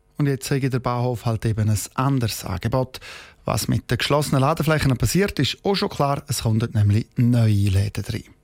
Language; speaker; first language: German; native; German